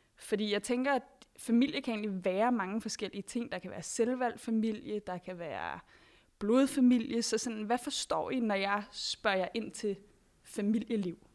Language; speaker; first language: Danish; native; Danish